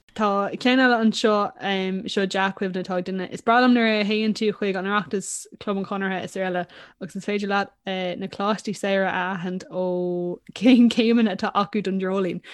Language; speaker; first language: Irish; non-native, local second language; English